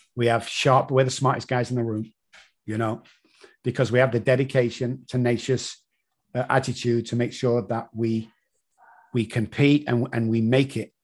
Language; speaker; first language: English; native; English